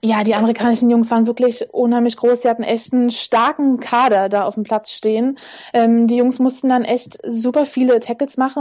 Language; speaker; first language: German; native; German